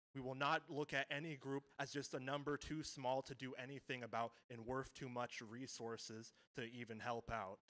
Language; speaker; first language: English; native; English